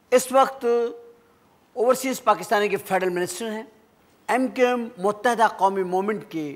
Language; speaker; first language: Urdu; native; Urdu